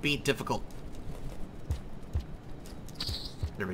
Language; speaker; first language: English; native; English